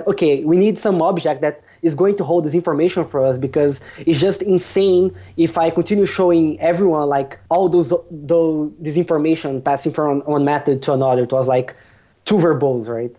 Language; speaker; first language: English; non-native, fluent; Portuguese